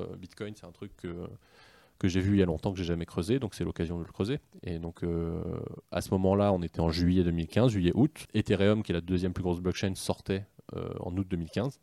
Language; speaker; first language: French; native; French